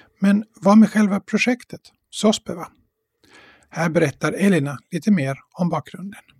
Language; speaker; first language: Swedish; native; Swedish